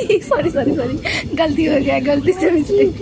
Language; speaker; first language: Hindi; non-native, local second language; Bangla